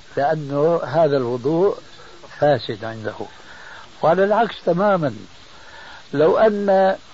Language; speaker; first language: Arabic; early bilingual, other home language; Albanian